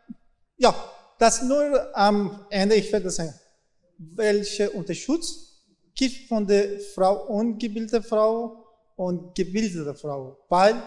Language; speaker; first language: German; non-native, learner; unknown